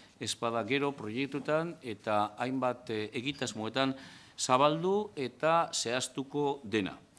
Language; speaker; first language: Basque; native; Basque